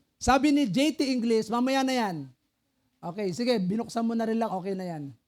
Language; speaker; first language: Filipino; non-native, local second language; Pampanga